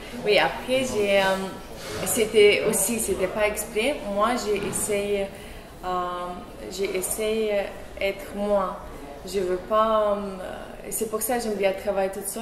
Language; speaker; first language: French; non-native, learner; Russian